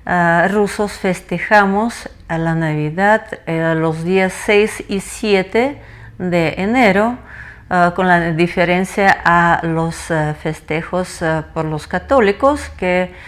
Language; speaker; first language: Spanish; non-native, fluent; Russian